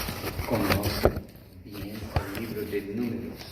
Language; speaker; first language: Spanish; non-native, fluent; Portuguese